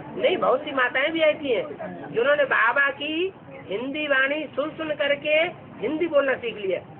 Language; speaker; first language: Hindi; native; Hindi